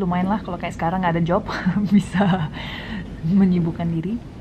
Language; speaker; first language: Indonesian; early bilingual, other home language; English